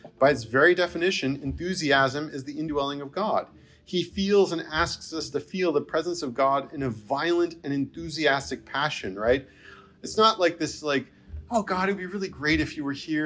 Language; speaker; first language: English; native; English